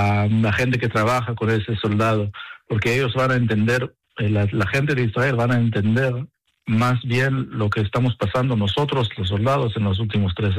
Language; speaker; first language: Spanish; early bilingual, heritage; Spanish